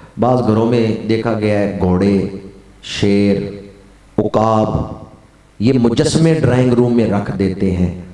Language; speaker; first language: Urdu; non-native, local second language; Punjabi